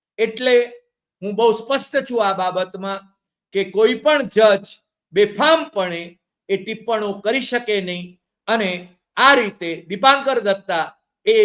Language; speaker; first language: Gujarati; native; Gujarati